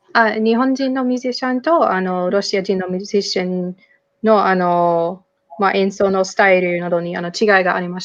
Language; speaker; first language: Japanese; non-native, fluent; English